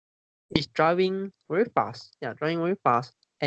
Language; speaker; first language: English; non-native, learner; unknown